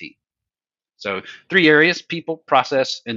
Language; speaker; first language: English; native; English